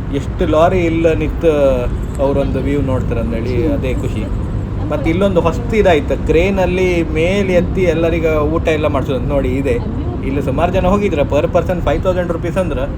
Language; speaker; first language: Kannada; non-native, local second language; Konkani